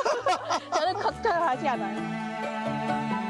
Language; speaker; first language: Korean; non-native, learner; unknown